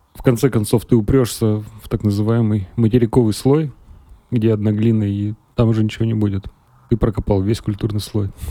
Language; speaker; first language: Russian; native; Russian